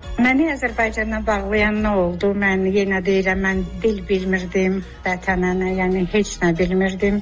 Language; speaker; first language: Azerbaijani; non-native, fluent; Georgian